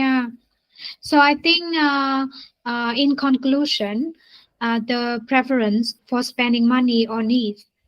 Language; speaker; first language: English; non-native, learner; Vietnamese